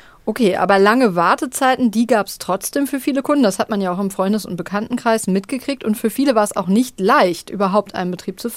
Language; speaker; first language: German; native; German